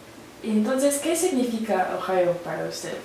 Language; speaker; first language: Spanish; non-native, learner; English